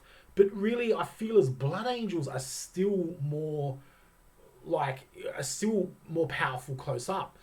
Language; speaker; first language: English; native; English